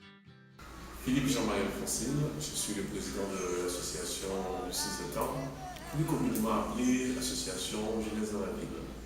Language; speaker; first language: French; native; French